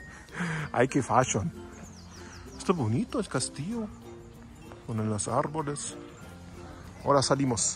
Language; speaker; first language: Spanish; non-native, learner; German